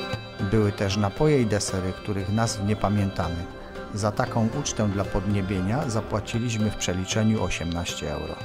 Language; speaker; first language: Polish; native; Polish